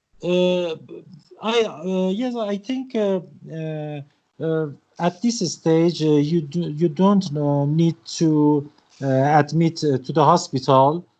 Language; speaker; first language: English; non-native, learner; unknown